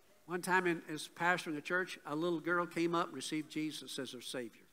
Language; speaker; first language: English; native; English